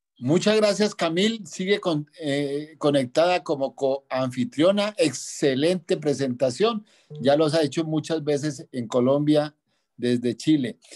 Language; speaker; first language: Spanish; native; Spanish